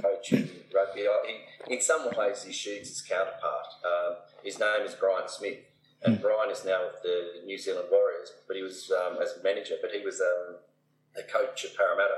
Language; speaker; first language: English; native; English